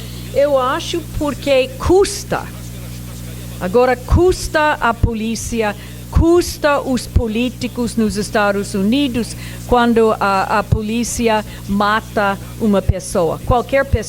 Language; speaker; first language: Portuguese; non-native, fluent; English